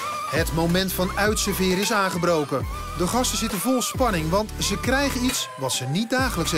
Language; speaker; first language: Dutch; native; Dutch